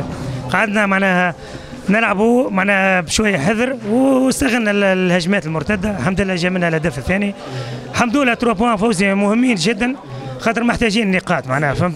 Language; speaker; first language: Arabic; native; Arabic